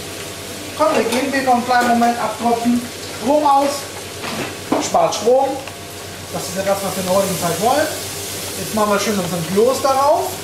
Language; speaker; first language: German; native; German